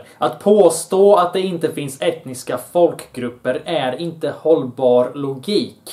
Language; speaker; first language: Swedish; early bilingual, other home language; Bosnian